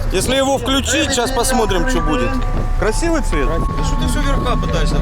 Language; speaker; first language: Russian; native; Russian